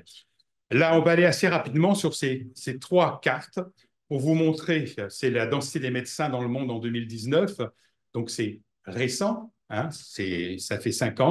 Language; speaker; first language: French; native; French